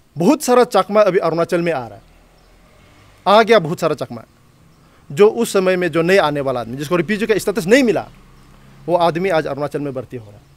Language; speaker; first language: Hindi; non-native, local second language; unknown